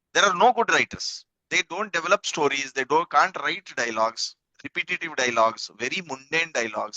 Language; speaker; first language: English; non-native, local second language; Kannada